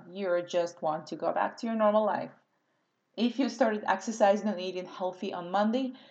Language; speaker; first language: English; non-native, fluent; Russian